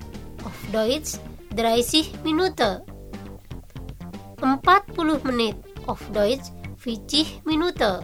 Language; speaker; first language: German; non-native, learner; Indonesian